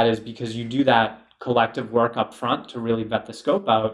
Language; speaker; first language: English; native; English